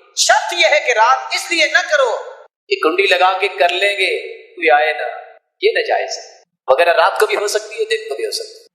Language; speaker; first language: Urdu; non-native, local second language; Punjabi